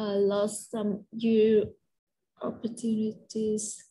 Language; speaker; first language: English; non-native, learner; Vietnamese